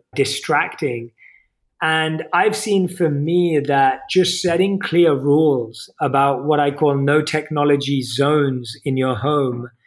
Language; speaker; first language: English; native; English